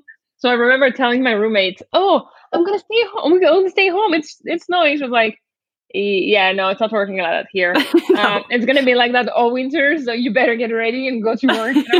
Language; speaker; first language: English; non-native, fluent; French